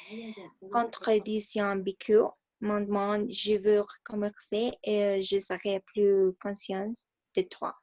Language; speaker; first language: French; non-native, learner; Spanish